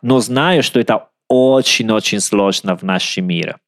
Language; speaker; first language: Russian; non-native, learner; Italian